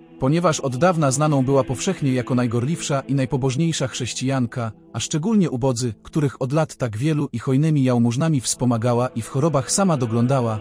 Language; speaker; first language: Polish; native; Polish